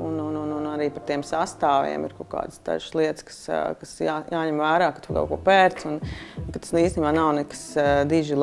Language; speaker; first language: Latvian; native; Latvian